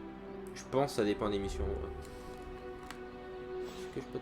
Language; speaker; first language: French; native; French